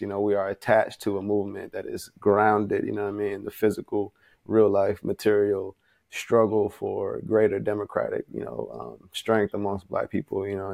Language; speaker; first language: English; native; English